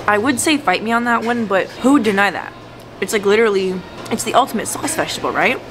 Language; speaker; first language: English; native; English